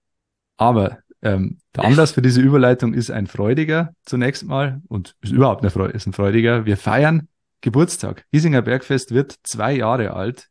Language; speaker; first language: German; native; German